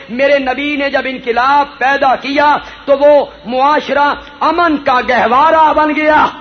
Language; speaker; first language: Urdu; non-native, local second language; Punjabi